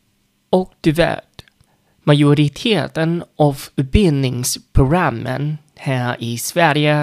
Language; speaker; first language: Swedish; non-native, fluent; Vietnamese